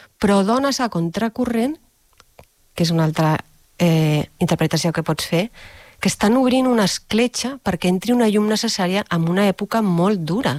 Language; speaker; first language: Catalan; native; Catalan